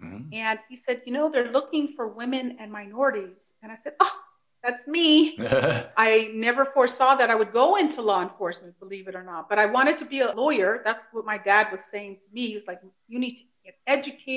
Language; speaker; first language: English; early bilingual, other home language; Spanish